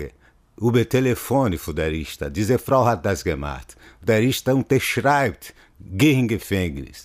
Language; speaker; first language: German; non-native, fluent; Portuguese